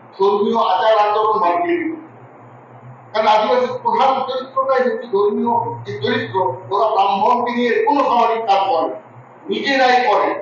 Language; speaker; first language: Bangla; non-native, local second language; Santali